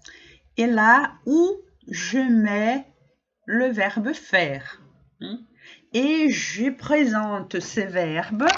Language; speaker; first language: French; non-native, fluent; Portuguese